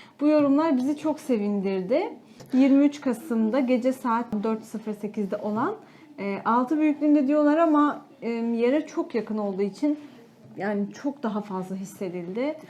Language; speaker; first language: Turkish; native; Turkish